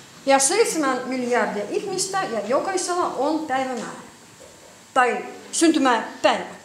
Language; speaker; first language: Finnish; non-native, learner; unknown